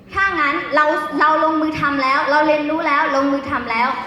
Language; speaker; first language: Thai; non-native, fluent; Burmese